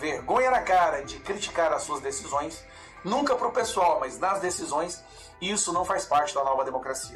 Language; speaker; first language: Portuguese; native; Portuguese